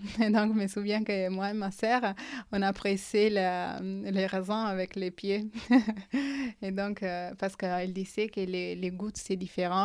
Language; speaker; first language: French; non-native, fluent; Italian